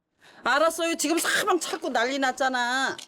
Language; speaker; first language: Korean; native; Korean